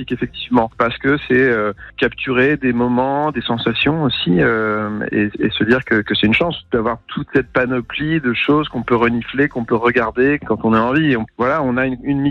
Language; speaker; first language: French; native; French